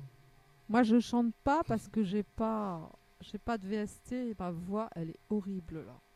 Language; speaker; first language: French; native; French